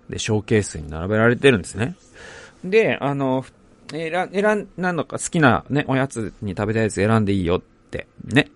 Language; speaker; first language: Japanese; native; Japanese